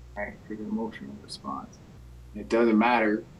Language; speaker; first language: English; native; English